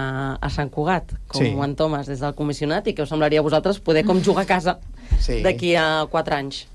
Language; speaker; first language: Catalan; native; Catalan